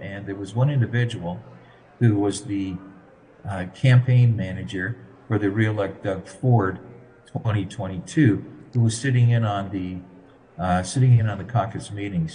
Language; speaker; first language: English; native; English